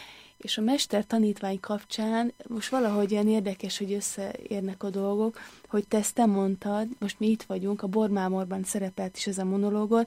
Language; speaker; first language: Hungarian; native; Hungarian